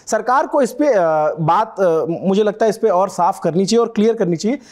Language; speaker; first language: Hindi; native; Hindi